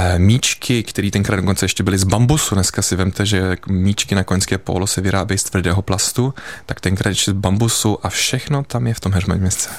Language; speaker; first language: Czech; early bilingual, heritage; Czech